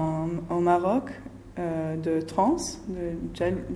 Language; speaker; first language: French; non-native, fluent; Spanish